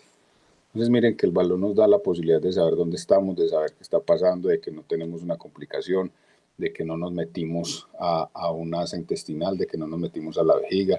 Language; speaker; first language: Spanish; native; Spanish